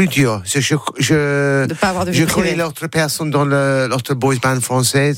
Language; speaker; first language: French; non-native, learner; English